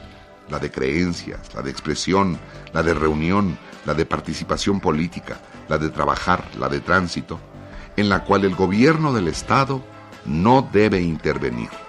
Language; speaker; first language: Spanish; native; Spanish